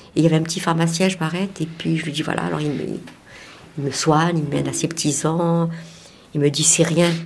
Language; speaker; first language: French; native; French